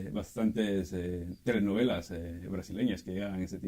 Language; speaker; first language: Spanish; native; Spanish